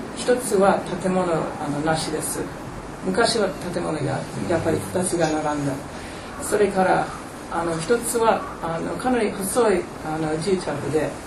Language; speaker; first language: Japanese; non-native, fluent; English